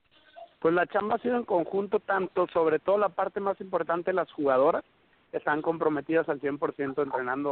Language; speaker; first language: Spanish; native; Spanish